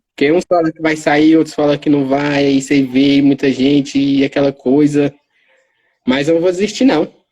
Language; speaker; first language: Portuguese; native; Portuguese